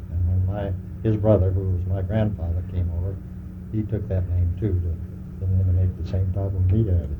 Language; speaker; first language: English; native; English